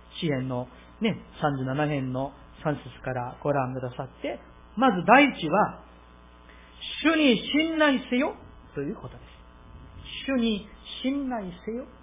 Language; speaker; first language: Japanese; non-native, fluent; Korean